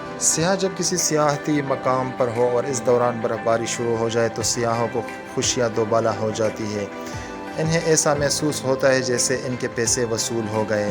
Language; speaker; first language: Urdu; non-native, local second language; Khowar